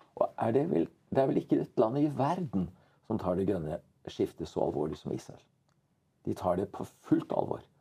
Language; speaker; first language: Norwegian; native; Norwegian